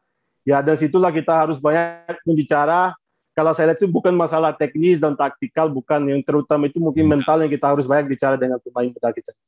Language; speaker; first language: Indonesian; non-native, fluent; Portuguese